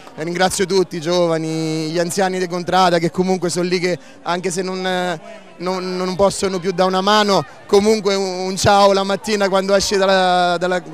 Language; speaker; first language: Italian; native; Italian